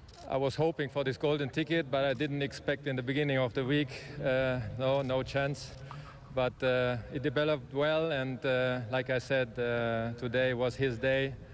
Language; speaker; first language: English; non-native, fluent; German